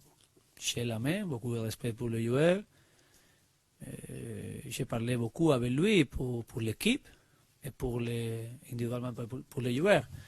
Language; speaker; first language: French; non-native, learner; Spanish